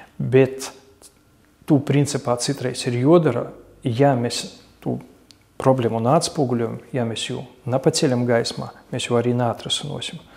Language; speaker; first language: Latvian; native; Latvian